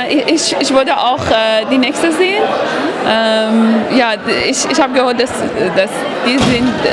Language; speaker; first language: German; non-native, learner; Persian